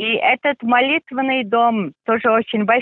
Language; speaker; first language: Russian; non-native, fluent; Mongolian